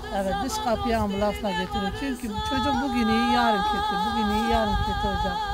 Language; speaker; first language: Turkish; non-native, local second language; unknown